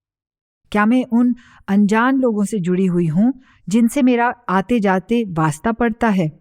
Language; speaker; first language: Hindi; native; Hindi